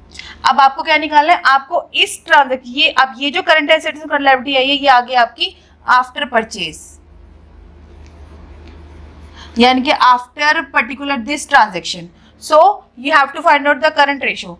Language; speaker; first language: Hindi; native; Hindi